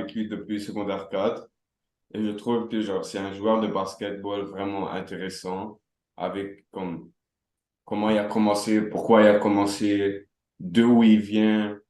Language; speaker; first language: French; non-native, local second language; Arabic